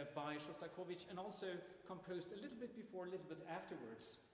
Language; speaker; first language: English; non-native, fluent; Swedish